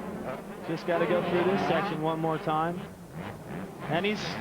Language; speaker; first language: English; native; English